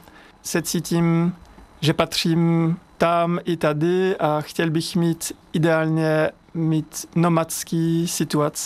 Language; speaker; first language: Czech; non-native, learner; French